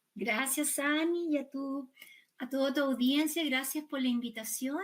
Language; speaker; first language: Spanish; native; Spanish